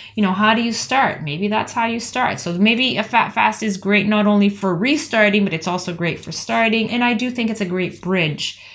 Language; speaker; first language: English; native; English